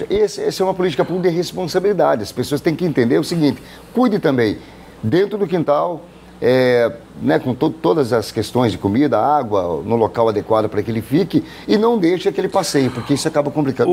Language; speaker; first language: Portuguese; native; Portuguese